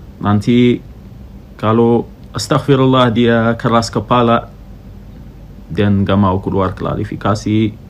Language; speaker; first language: Indonesian; non-native, fluent; Arabic